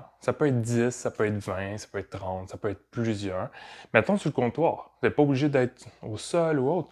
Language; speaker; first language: French; native; French